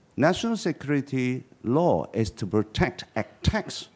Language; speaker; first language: English; non-native, local second language; Chinese